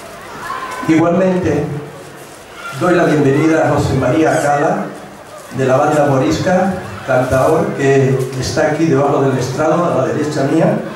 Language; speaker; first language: Spanish; native; Spanish